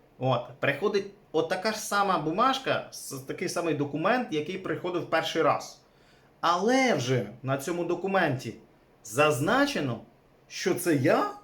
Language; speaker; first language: Ukrainian; native; Ukrainian